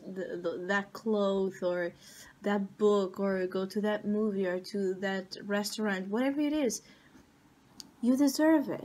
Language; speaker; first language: English; non-native, fluent; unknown